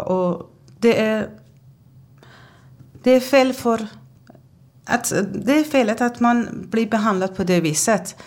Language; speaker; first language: Swedish; non-native, fluent; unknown